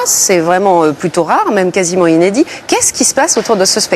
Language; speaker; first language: French; native; French